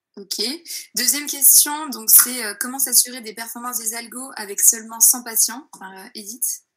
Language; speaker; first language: French; native; French